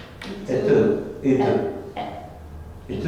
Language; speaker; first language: Spanish; non-native, learner; English